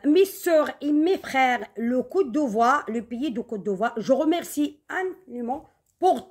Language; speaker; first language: French; non-native, local second language; Arabic